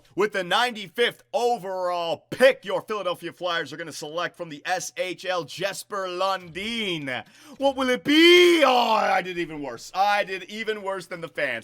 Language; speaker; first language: English; native; English